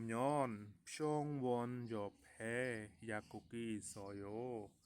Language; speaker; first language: Korean; non-native, learner; Khmer